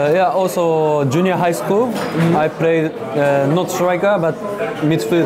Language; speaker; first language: English; non-native, learner; Japanese